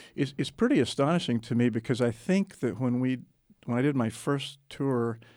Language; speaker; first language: English; native; English